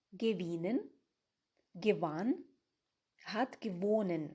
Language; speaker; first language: German; non-native, fluent; Ukrainian